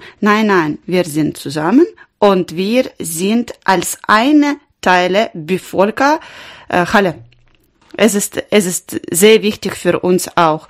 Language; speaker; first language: German; non-native, learner; Ukrainian